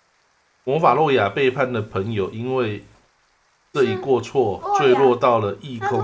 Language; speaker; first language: Chinese; native; Chinese